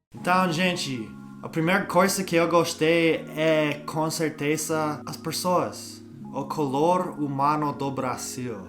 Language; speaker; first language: Portuguese; non-native, learner; English